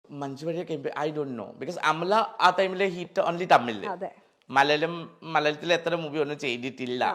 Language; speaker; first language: Malayalam; non-native, local second language; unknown